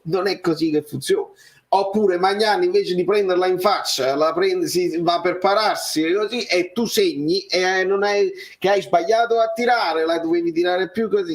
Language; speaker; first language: Italian; native; Italian